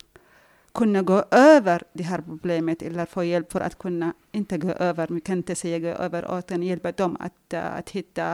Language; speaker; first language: Swedish; non-native, fluent; Arabic